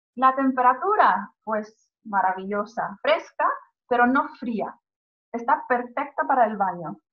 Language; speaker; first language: Spanish; native; Spanish